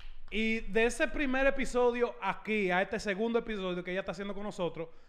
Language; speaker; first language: Spanish; early bilingual, heritage; Spanish